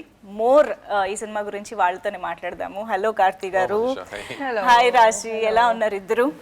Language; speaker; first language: Telugu; native; Telugu